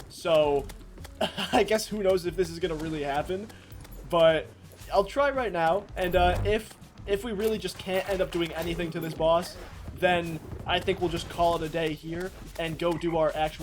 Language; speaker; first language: English; native; English